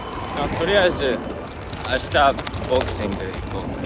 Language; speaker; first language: Japanese; non-native, learner; English